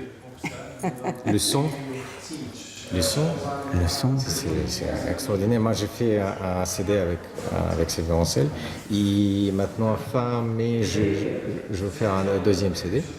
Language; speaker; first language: French; non-native, fluent; Portuguese